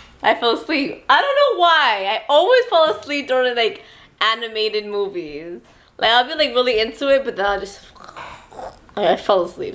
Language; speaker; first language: English; early bilingual, other home language; Spanish